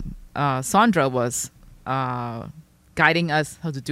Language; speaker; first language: English; non-native, local second language; Chinese